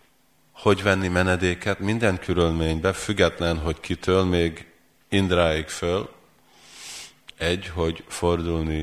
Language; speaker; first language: Hungarian; early bilingual, heritage; Hungarian